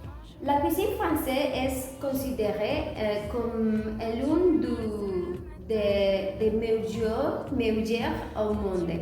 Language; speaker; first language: French; non-native, learner; Spanish